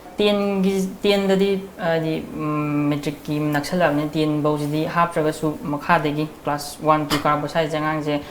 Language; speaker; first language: Manipuri; native; Manipuri